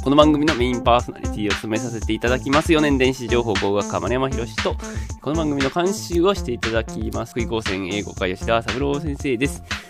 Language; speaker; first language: Japanese; native; Japanese